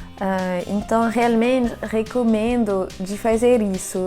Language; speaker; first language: Portuguese; non-native, fluent; French